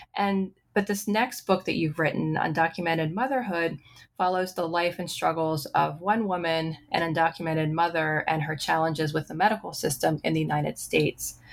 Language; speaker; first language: English; native; English